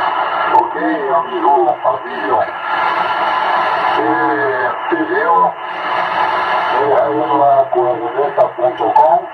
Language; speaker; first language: Spanish; non-native, learner; Portuguese